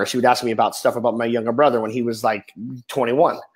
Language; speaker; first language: English; native; English